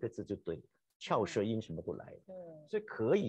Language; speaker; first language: Chinese; native; Chinese